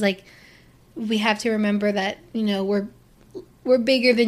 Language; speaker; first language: English; native; English